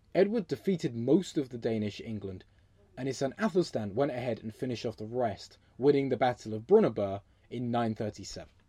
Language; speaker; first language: English; native; English